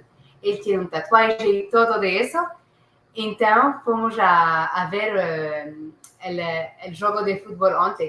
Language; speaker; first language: Portuguese; non-native, learner; French